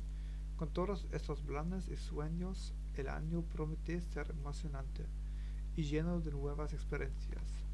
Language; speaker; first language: Spanish; non-native, learner; German